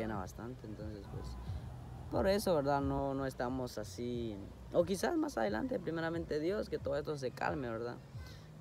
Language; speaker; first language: Spanish; native; Spanish